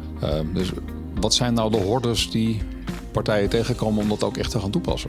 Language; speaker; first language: Dutch; native; Dutch